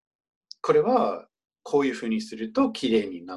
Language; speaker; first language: Japanese; non-native, fluent; English